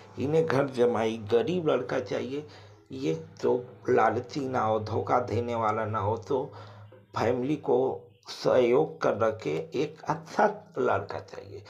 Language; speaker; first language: Hindi; native; Hindi